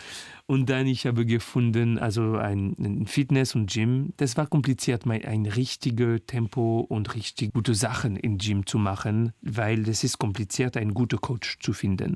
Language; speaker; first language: German; non-native, fluent; French